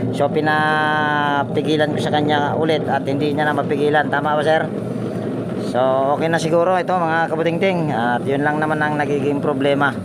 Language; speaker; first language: Filipino; non-native, local second language; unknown